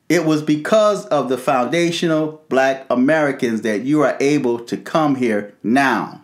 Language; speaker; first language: English; native; English